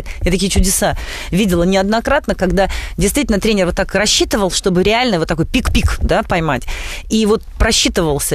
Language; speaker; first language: Russian; native; Russian